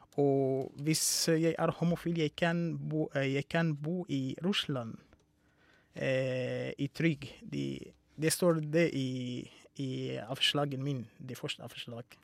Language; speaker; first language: Norwegian; non-native, learner; Arabic